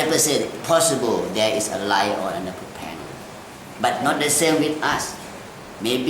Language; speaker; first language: English; non-native, learner; Thai